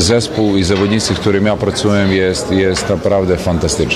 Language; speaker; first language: Polish; non-native, fluent; Serbian